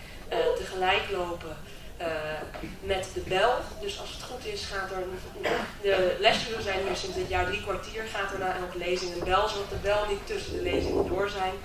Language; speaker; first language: Dutch; native; Dutch